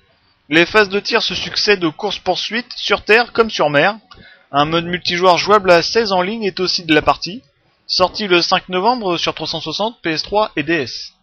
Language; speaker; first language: French; native; French